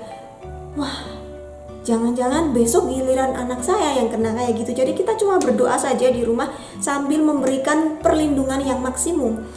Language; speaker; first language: Indonesian; native; Indonesian